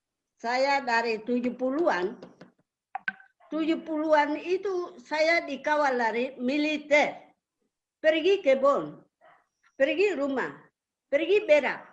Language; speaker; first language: Indonesian; non-native, local second language; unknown